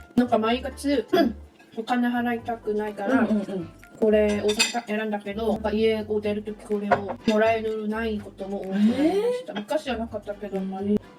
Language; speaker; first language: Japanese; non-native, learner; Korean